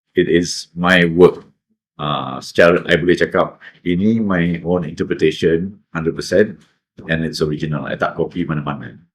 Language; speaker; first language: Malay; native; Malay